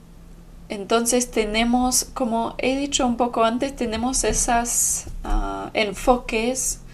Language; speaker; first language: Spanish; non-native, fluent; English